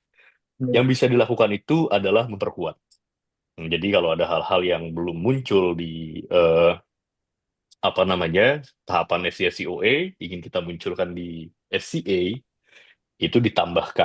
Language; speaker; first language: Indonesian; native; Indonesian